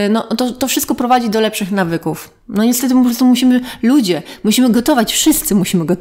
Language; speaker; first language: Polish; native; Polish